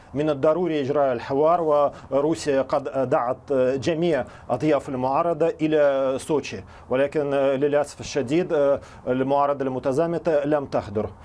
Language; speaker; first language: Arabic; non-native, fluent; Russian